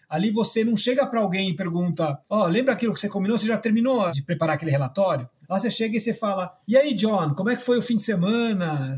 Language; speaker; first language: Portuguese; early bilingual, other home language; Spanish